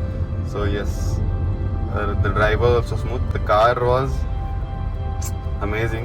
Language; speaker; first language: Telugu; native; Telugu